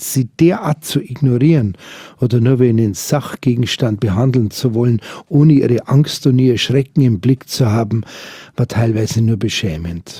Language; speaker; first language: German; native; German